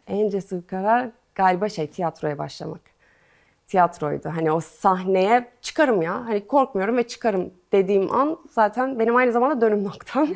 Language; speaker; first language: Turkish; native; Turkish